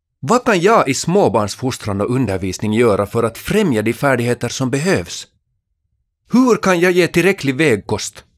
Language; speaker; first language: Swedish; native; Swedish